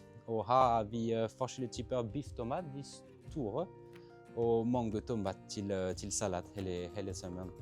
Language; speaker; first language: Norwegian; non-native, fluent; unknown